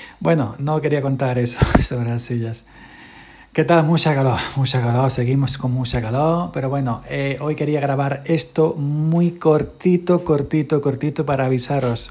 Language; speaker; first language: Spanish; native; Spanish